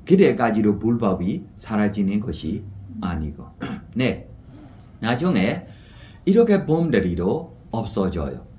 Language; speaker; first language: Korean; non-native, fluent; Burmese